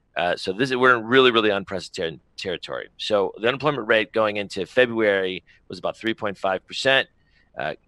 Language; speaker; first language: English; native; English